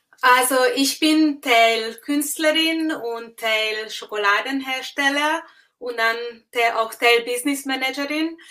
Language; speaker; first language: German; non-native, fluent; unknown